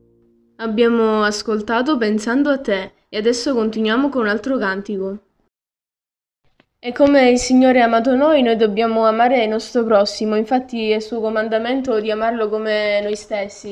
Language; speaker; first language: Italian; native; Italian